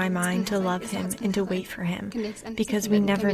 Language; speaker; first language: English; non-native, fluent; Arabic